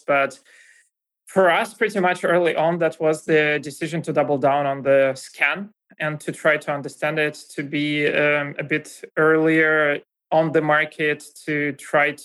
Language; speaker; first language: English; non-native, fluent; Russian